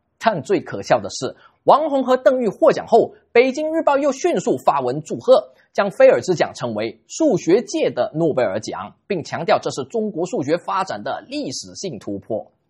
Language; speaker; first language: Chinese; native; Chinese